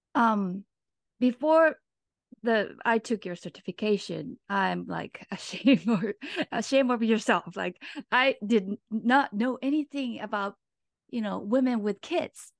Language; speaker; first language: English; non-native, fluent; Japanese